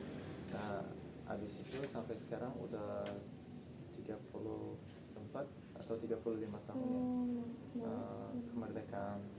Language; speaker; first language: Indonesian; non-native, learner; Tajik